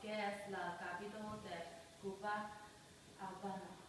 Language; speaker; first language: Spanish; non-native, learner; English